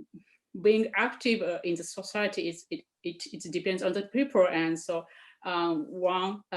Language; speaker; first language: English; non-native, fluent; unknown